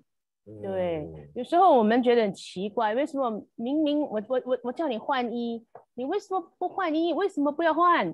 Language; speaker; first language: Chinese; native; Chinese